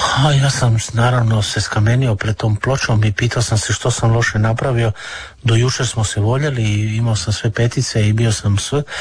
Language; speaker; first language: Serbian; native; Serbian